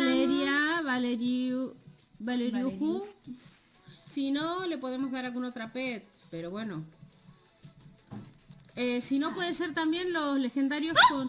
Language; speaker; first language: Spanish; native; Spanish